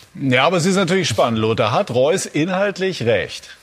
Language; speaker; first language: German; native; German